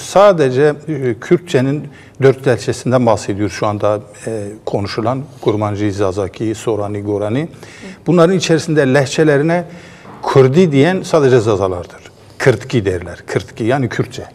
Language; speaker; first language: Turkish; non-native, local second language; Kurdish